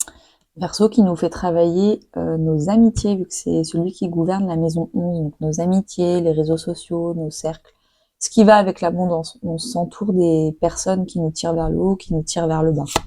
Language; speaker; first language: French; native; French